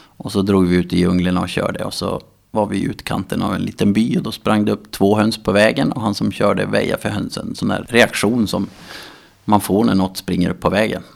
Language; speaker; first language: Swedish; native; Swedish